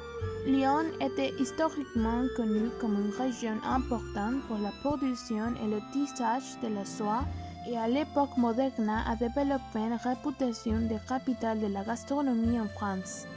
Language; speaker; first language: French; non-native, learner; Spanish